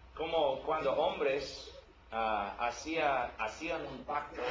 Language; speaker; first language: Spanish; non-native, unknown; English